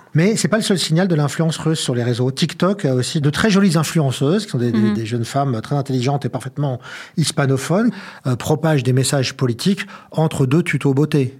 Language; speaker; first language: French; native; French